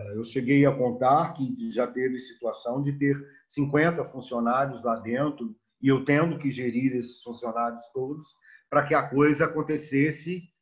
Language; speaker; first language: Portuguese; native; Portuguese